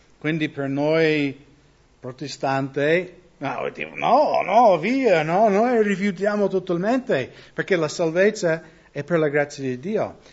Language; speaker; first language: Italian; non-native, fluent; English